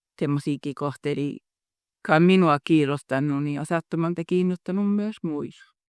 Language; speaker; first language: Finnish; native; Finnish